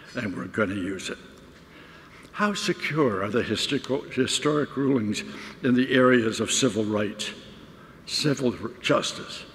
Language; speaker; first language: English; native; English